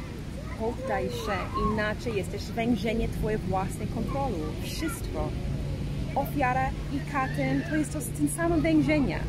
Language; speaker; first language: Polish; non-native, fluent; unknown